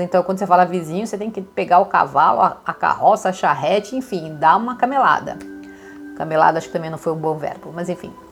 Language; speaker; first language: Portuguese; native; Portuguese